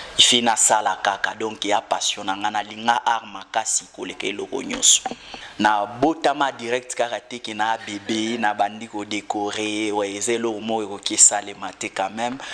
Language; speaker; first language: Lingala; non-native, local second language; Swahili